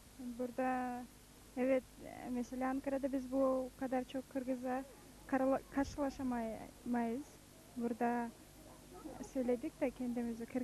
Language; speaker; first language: Turkish; non-native, learner; Kyrgyz